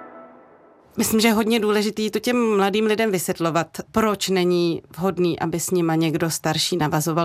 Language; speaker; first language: Czech; native; Czech